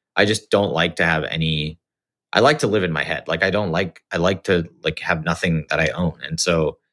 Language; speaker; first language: English; native; English